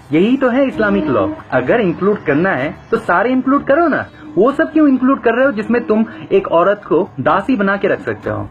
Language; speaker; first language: Hindi; non-native, fluent; Bangla